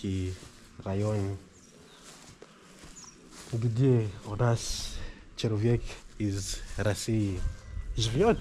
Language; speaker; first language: Russian; non-native, learner; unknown